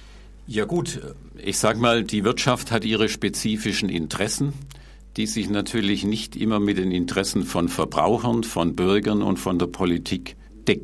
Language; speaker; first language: German; native; German